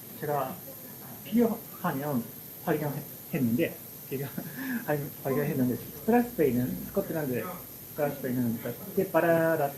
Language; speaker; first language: Korean; non-native, learner; Japanese